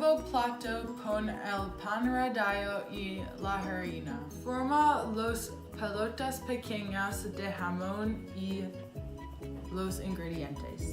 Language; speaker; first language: Spanish; non-native, learner; English